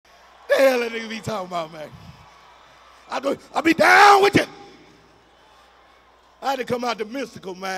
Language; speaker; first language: English; native; English